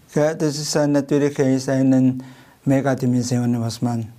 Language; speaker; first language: German; non-native, fluent; Chinese